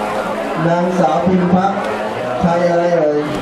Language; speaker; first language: Thai; native; Thai